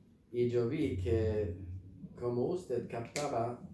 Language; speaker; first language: Spanish; non-native, fluent; Slovak